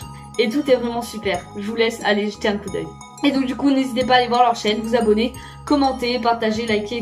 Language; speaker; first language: French; native; French